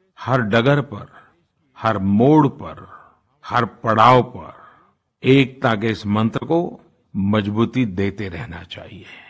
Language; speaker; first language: Hindi; non-native, local second language; Gujarati